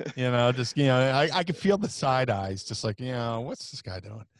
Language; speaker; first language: English; native; English